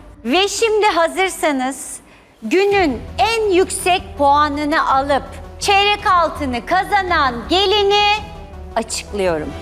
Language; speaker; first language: Turkish; native; Turkish